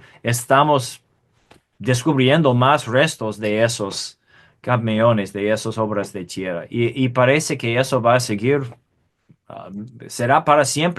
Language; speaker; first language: Spanish; non-native, fluent; English